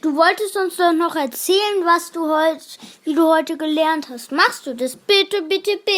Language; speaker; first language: German; native; German